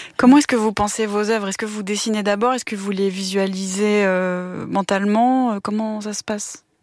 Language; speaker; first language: French; native; French